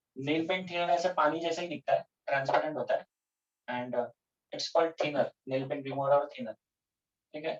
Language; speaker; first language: Hindi; non-native, local second language; Gujarati